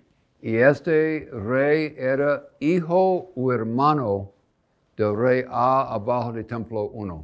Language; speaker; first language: Spanish; non-native, fluent; English